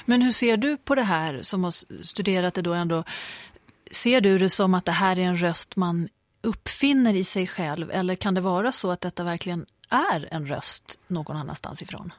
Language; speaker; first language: Swedish; native; Swedish